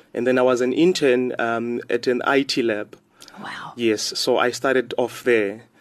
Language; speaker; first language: English; non-native, local second language; Xhosa